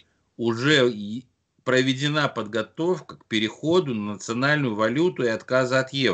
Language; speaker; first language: Russian; native; Russian